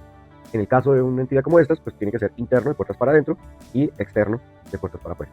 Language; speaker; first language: Spanish; native; Spanish